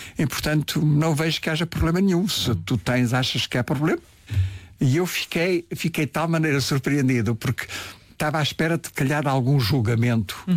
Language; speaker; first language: Portuguese; early bilingual, heritage; Portuguese